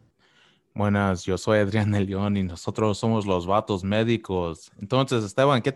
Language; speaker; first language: Spanish; non-native, learner; English